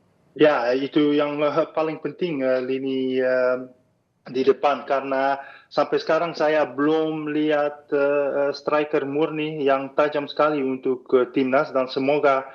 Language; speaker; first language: Indonesian; non-native, fluent; Dutch